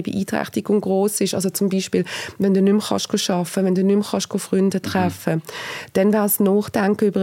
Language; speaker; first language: German; native; German